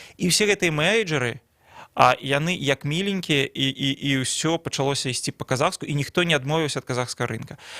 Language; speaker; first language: Belarusian; non-native, local second language; Russian